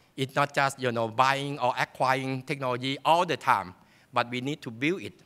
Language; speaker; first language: English; non-native, fluent; Thai